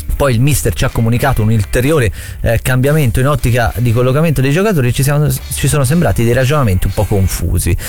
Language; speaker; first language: Italian; native; Italian